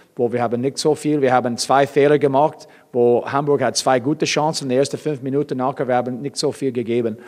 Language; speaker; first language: German; non-native, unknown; English